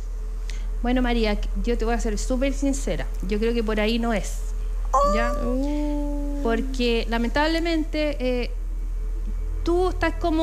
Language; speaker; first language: Spanish; native; Spanish